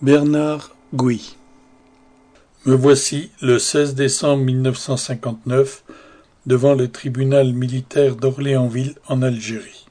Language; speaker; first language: French; native; French